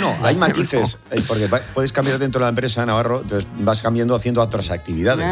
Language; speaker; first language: Spanish; native; Spanish